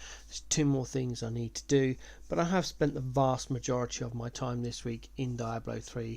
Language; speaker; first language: English; native; English